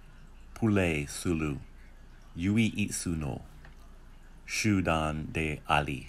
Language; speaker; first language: Japanese; non-native, learner; English